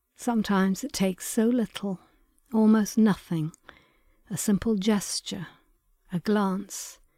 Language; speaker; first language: English; native; English